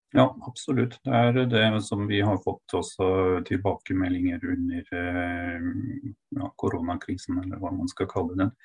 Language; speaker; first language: Norwegian; non-native, fluent; German